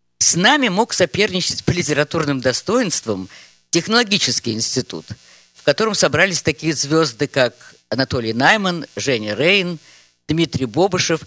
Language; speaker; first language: Russian; native; Russian